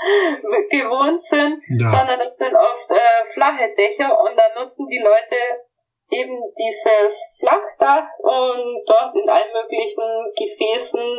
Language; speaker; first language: German; native; German